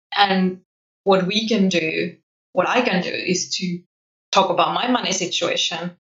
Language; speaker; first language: English; non-native, fluent; Finnish